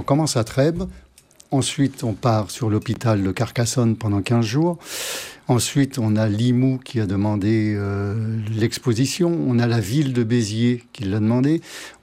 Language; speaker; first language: French; native; French